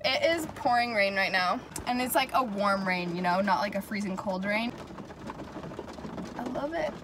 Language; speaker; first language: English; native; English